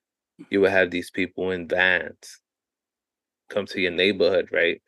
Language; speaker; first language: English; native; English